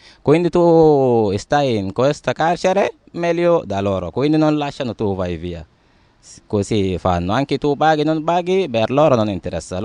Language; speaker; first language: Italian; non-native, learner; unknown